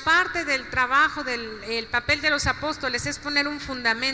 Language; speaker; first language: Spanish; native; Spanish